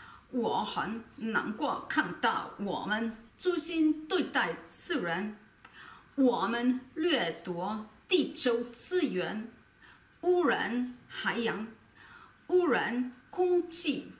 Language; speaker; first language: Chinese; non-native, learner; German